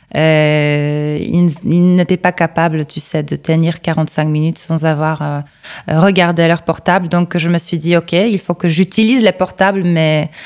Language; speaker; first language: French; non-native, fluent; Polish